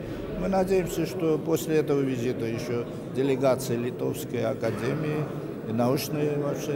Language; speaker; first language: Russian; non-native, fluent; Armenian